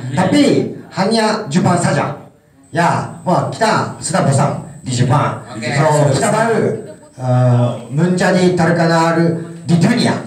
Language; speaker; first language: Indonesian; non-native, learner; Japanese